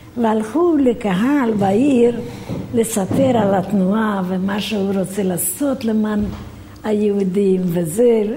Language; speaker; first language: Hebrew; non-native, fluent; Romanian